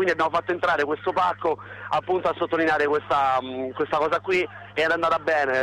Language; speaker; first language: Italian; native; Italian